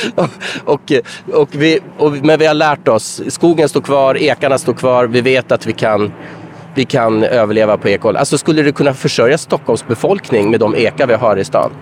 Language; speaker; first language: Swedish; native; Swedish